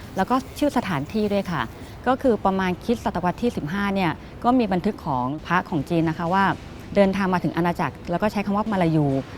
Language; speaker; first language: Thai; non-native, local second language; Malay